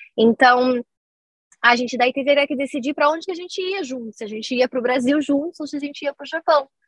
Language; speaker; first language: Portuguese; native; Portuguese